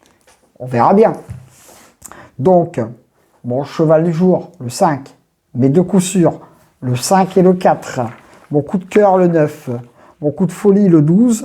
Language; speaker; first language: French; native; French